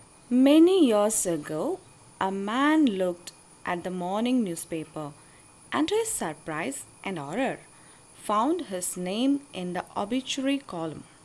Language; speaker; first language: English; non-native, local second language; Malayalam